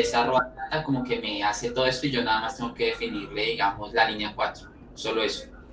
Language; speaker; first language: Spanish; native; Spanish